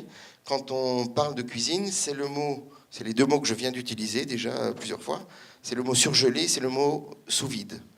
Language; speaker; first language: French; native; French